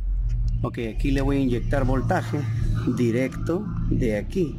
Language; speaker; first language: Spanish; native; Spanish